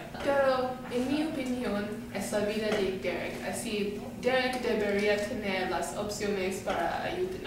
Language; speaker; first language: Spanish; non-native, learner; English